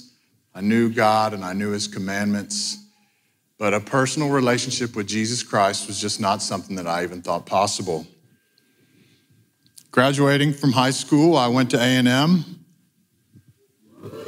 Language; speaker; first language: English; native; English